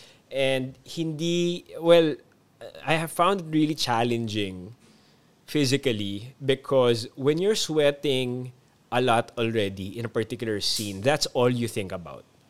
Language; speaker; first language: English; non-native, local second language; Filipino